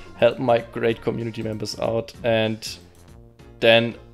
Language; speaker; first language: English; non-native, fluent; German